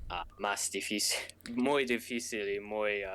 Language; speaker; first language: Spanish; non-native, learner; English